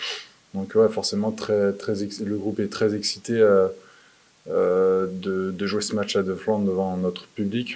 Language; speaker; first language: French; native; French